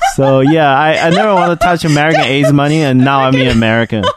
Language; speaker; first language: English; non-native, fluent; Chinese